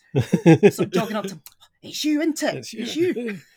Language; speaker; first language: English; native; English